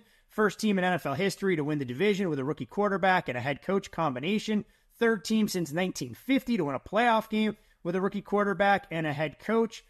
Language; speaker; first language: English; native; English